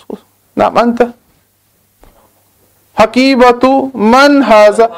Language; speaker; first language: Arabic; non-native, fluent; Urdu